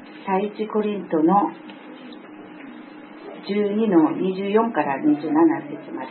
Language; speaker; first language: Japanese; non-native, fluent; Korean